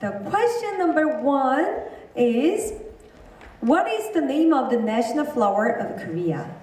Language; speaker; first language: English; non-native, learner; Korean